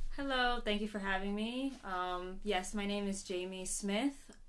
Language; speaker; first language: English; native; English